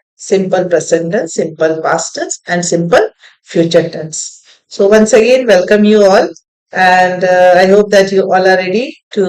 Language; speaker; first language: English; non-native, local second language; Hindi